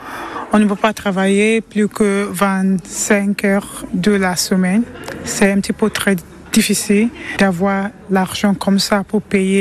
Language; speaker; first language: French; non-native, learner; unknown